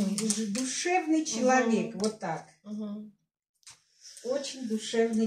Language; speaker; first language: Russian; non-native, local second language; Armenian